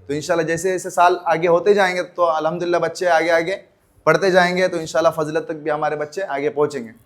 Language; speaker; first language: Hindi; native; Hindi